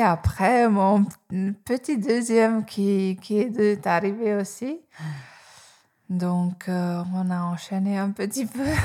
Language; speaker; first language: French; non-native, fluent; Hungarian